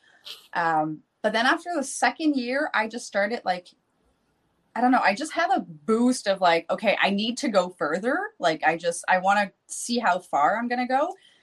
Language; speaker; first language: English; non-native, fluent; French